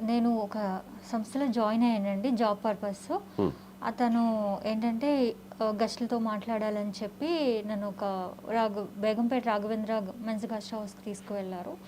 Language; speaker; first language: Telugu; native; Telugu